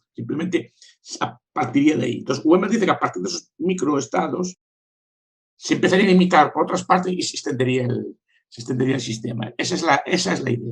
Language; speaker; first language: Spanish; native; Spanish